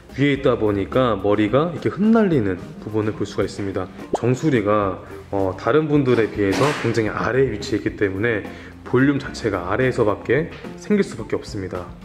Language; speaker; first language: Korean; native; Korean